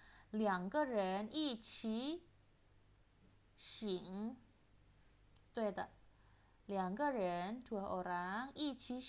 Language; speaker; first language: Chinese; non-native, fluent; Indonesian